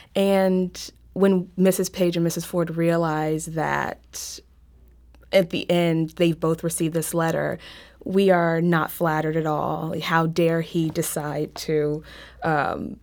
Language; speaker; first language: English; native; English